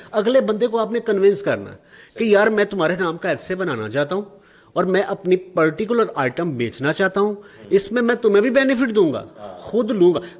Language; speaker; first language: Urdu; non-native, local second language; Punjabi